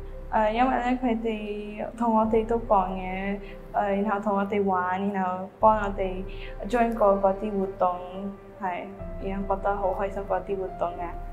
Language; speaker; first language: Cantonese; early bilingual, other home language; Nepali